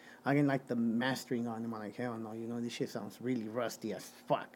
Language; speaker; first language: English; early bilingual, other home language; Spanish